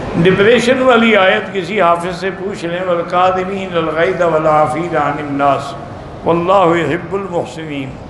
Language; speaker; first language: Urdu; early bilingual, heritage; Urdu